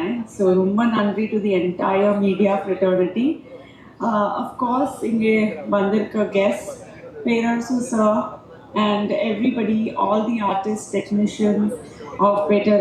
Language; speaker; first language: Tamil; non-native, fluent; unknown